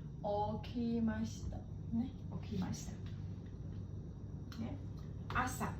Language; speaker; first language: Japanese; non-native, fluent; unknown